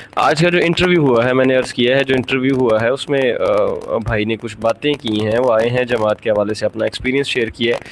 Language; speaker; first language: Urdu; native; Urdu